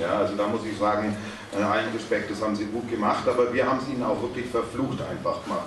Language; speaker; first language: German; native; German